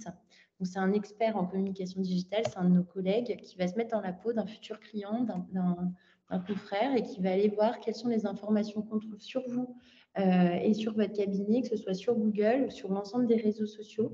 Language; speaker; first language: French; native; French